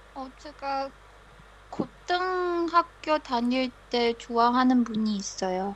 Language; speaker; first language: Korean; non-native, learner; Chinese